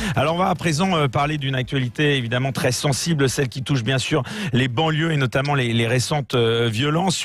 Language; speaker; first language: French; native; French